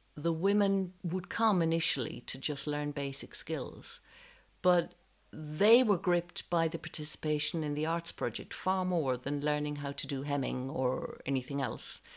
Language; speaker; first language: English; native; English